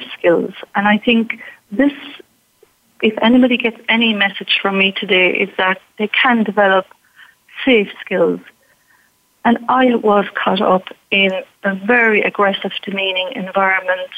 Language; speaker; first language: English; native; English